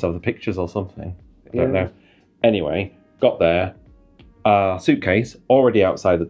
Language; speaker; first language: English; native; English